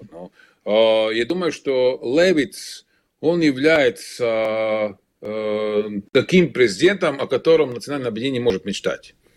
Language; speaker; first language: Russian; non-native, local second language; Latvian